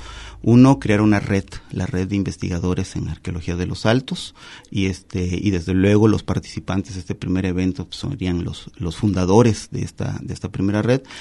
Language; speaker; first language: Spanish; native; Spanish